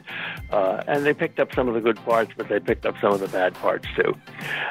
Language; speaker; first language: English; native; English